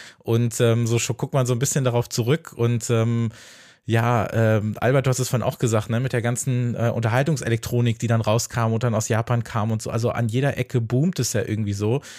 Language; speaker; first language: German; native; German